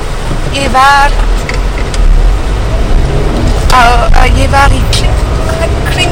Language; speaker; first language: Icelandic; non-native, learner; English